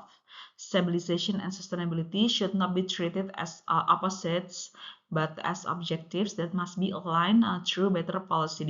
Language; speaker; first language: English; non-native, local second language; Indonesian